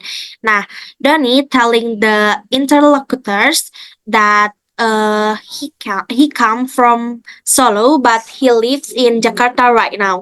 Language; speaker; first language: English; non-native, fluent; Indonesian